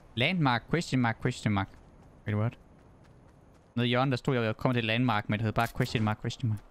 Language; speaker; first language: Danish; native; Danish